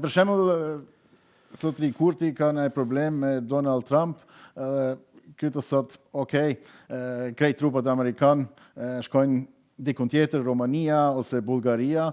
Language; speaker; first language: Albanian; non-native, fluent; German